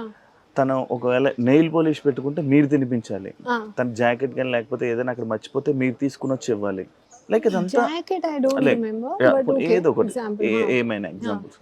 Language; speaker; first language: Telugu; native; Telugu